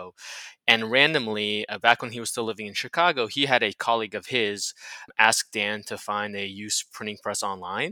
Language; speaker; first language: English; native; English